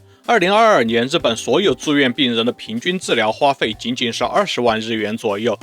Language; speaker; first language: Chinese; native; Chinese